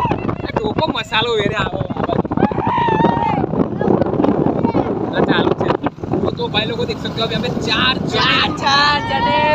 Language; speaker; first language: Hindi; non-native, local second language; Gujarati